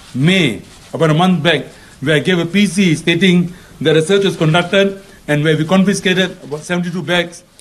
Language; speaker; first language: English; non-native, local second language; Malay